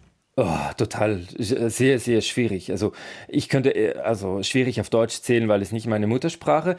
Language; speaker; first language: German; non-native, local second language; French